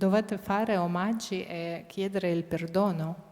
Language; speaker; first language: Italian; non-native, fluent; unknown